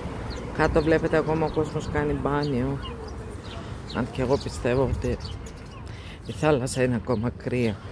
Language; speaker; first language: Greek; non-native, fluent; Russian